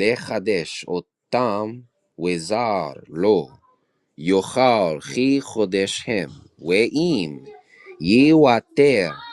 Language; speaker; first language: Hebrew; non-native, learner; English